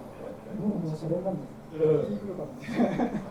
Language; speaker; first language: Japanese; native; Japanese